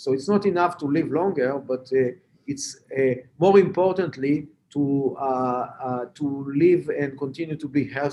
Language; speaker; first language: English; non-native, fluent; Hebrew